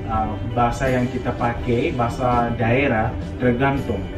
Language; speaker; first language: Malay; non-native, fluent; Nyanja